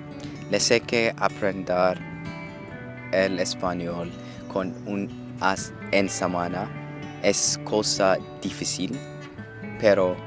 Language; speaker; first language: Spanish; non-native, learner; English